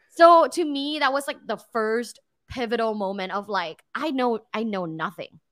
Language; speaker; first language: English; non-native, fluent; Thai